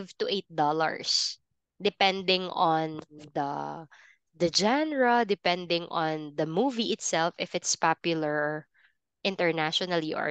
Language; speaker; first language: English; non-native, fluent; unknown